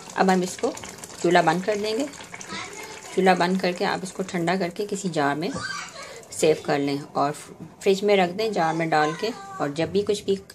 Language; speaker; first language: Urdu; native; Urdu